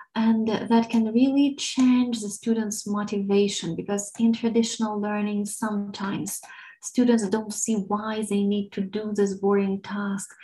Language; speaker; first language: English; non-native, fluent; Ukrainian